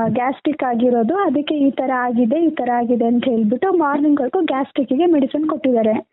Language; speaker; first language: Kannada; native; Kannada